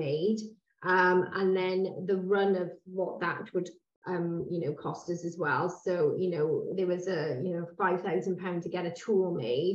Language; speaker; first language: English; native; English